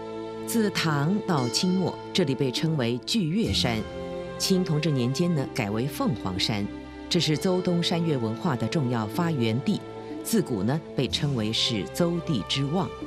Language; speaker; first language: Chinese; native; Chinese